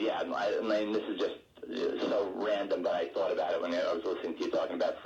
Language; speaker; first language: English; native; English